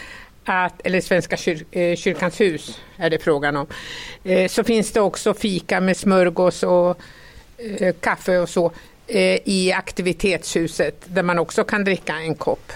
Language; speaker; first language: Swedish; native; Swedish